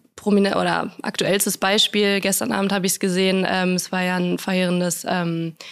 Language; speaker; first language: German; native; German